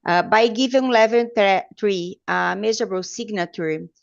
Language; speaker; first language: English; non-native, fluent; Portuguese